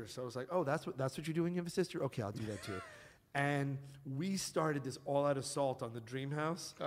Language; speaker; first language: English; native; English